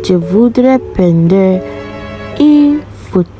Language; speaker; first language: French; non-native, learner; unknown